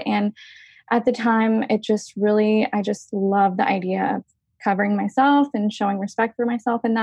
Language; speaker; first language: English; native; English